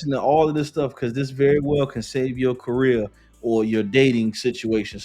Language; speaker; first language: English; native; English